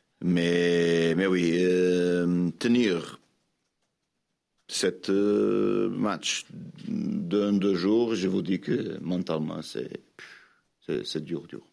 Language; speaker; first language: French; non-native, fluent; Portuguese